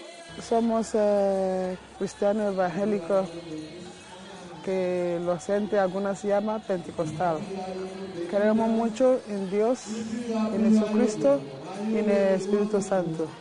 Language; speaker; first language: Spanish; non-native, learner; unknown